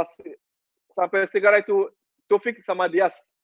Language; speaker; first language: Indonesian; non-native, learner; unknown